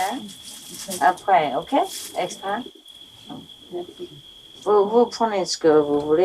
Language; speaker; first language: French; non-native, learner; Vietnamese